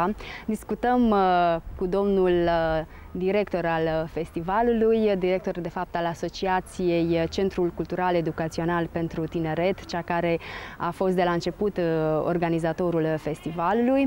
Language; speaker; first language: Romanian; native; Romanian